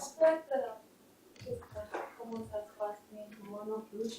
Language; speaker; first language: French; non-native, learner; Marathi